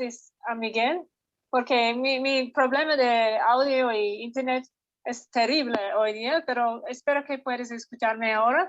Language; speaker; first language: Spanish; non-native, fluent; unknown